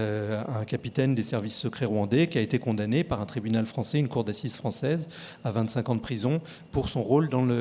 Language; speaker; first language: French; native; French